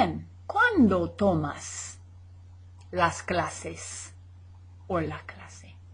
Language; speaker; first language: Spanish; non-native, fluent; English